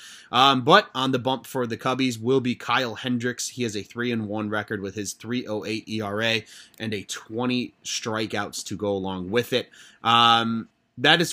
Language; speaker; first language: English; native; English